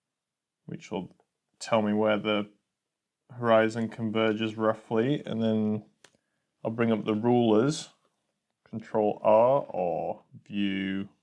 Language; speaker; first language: English; native; English